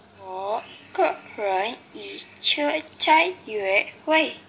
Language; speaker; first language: Chinese; non-native, learner; Indonesian